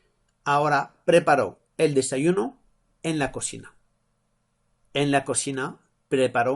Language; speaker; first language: Spanish; non-native, fluent; French